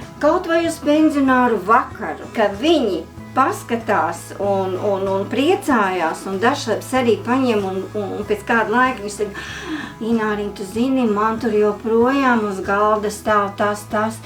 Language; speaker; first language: Latvian; native; Latvian